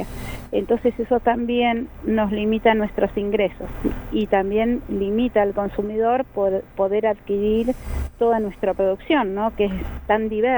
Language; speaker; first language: Spanish; native; Spanish